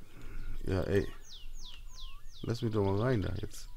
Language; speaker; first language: German; native; German